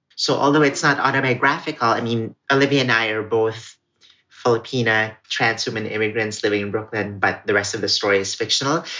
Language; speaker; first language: English; non-native, local second language; Cebuano